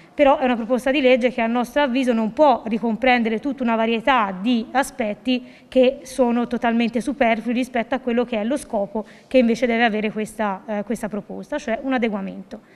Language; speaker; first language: Italian; native; Italian